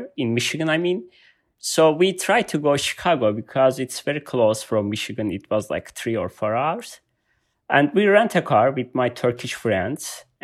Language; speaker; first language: English; non-native, learner; Turkish